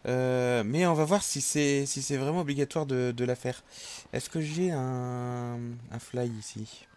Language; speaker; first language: French; native; French